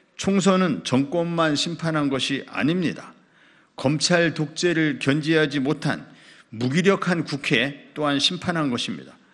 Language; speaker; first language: Korean; native; Korean